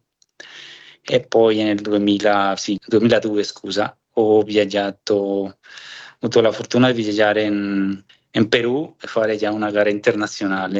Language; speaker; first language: Italian; non-native, fluent; Spanish